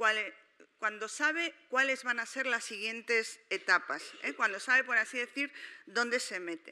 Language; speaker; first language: Spanish; native; Spanish